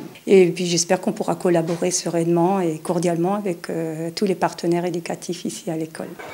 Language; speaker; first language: French; native; French